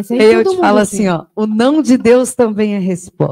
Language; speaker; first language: Portuguese; native; Portuguese